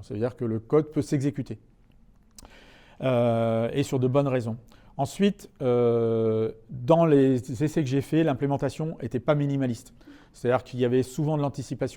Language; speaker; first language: French; native; French